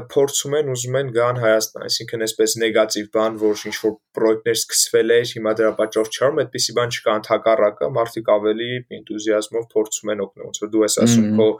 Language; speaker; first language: Armenian; native; Armenian